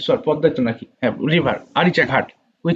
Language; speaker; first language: English; non-native, fluent; Bangla